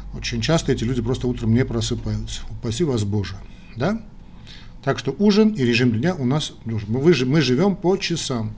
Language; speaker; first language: Russian; non-native, local second language; Armenian